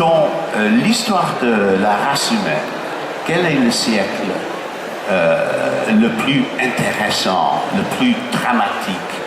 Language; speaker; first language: French; non-native, fluent; English